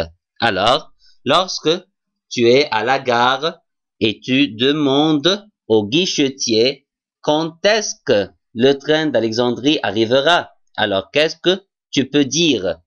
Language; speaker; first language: French; non-native, fluent; Arabic